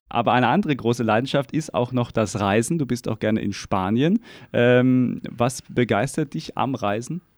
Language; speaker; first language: German; native; German